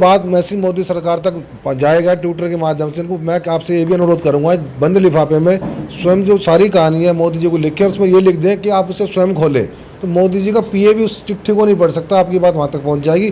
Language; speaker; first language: Hindi; native; Hindi